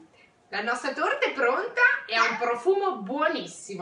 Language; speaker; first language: Italian; native; Italian